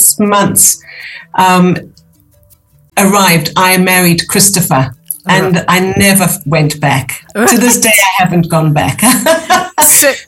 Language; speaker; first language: English; native; English